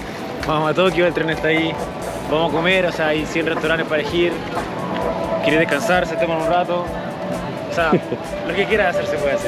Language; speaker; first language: Spanish; native; Spanish